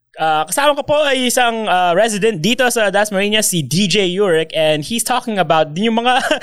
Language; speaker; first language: Filipino; early bilingual, other home language; English